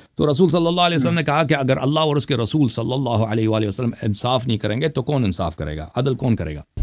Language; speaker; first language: Urdu; native; Urdu